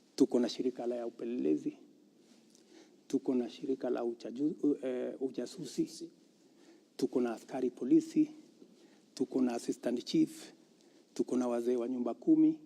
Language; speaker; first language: Swahili; non-native, local second language; Kalenjin